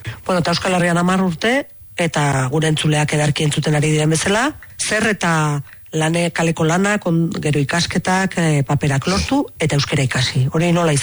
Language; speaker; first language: Basque; native; Basque